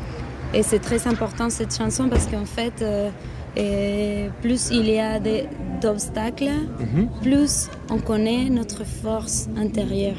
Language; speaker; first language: French; non-native, fluent; Spanish